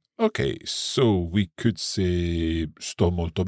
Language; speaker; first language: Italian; non-native, fluent; English